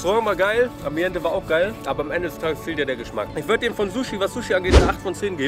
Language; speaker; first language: German; native; German